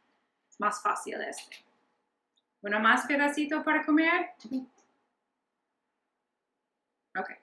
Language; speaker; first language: Spanish; non-native, learner; English